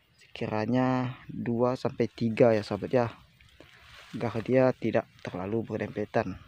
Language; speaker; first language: Indonesian; non-native, local second language; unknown